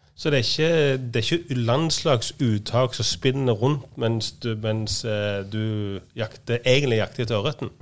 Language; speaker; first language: Norwegian; native; Norwegian